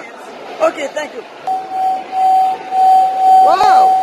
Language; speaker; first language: English; non-native, learner; French